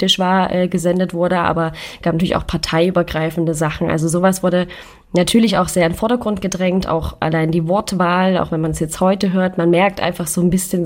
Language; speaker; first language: German; native; German